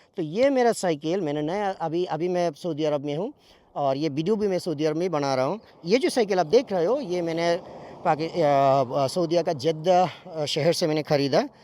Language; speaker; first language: Urdu; non-native, fluent; Bangla